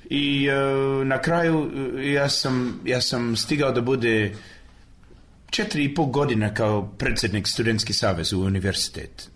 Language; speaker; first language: Serbian; early bilingual, other home language; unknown